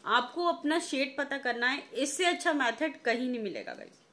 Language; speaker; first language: Hindi; native; Hindi